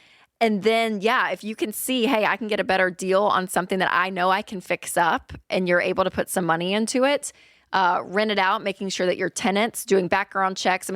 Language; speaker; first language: English; native; English